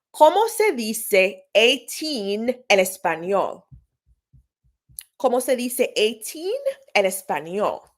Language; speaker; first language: Spanish; non-native, fluent; English